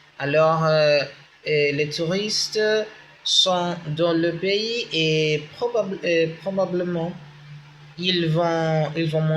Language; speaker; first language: French; non-native, learner; Spanish